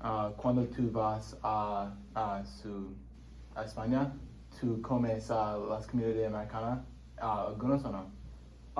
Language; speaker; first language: Spanish; non-native, learner; English